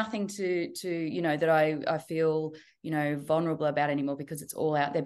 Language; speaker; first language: English; native; English